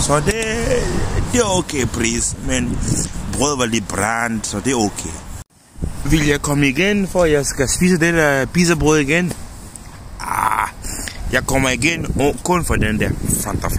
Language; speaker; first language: Danish; non-native, learner; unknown